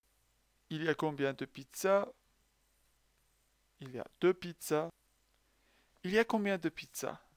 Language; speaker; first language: French; non-native, fluent; Persian